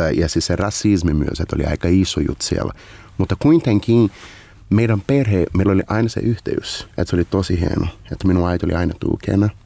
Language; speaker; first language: Finnish; non-native, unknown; Portuguese